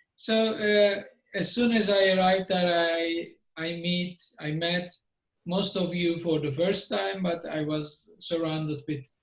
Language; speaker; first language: English; non-native, fluent; Turkish